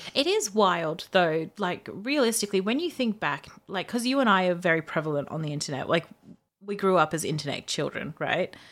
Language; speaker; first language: English; native; English